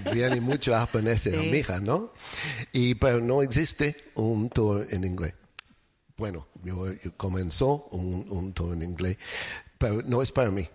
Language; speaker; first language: Spanish; non-native, fluent; English